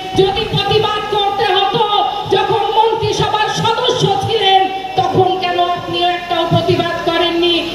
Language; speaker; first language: Bangla; non-native, local second language; Santali